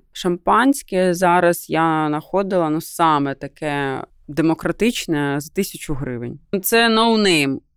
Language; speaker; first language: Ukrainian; non-native, local second language; Russian